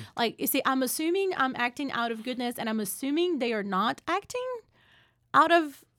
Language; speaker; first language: English; non-native, fluent; Portuguese